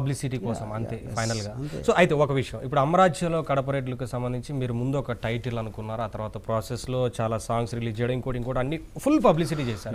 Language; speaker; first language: Telugu; native; Telugu